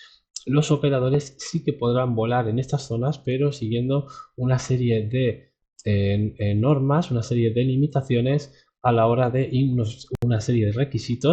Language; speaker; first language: Spanish; native; Spanish